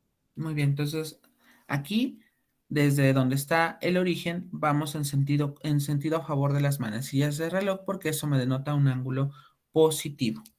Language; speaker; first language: Spanish; native; Spanish